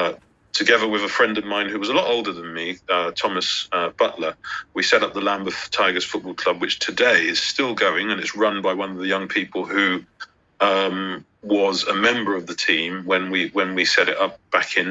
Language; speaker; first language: English; native; English